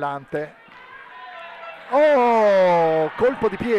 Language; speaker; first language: Italian; native; Italian